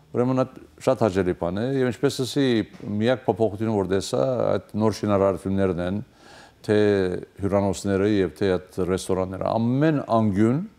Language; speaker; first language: Armenian; early bilingual, heritage; Armenian